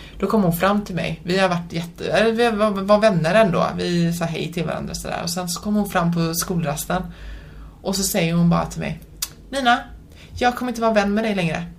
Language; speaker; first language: Swedish; early bilingual, other home language; Polish